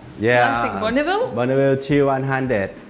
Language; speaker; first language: English; non-native, learner; Thai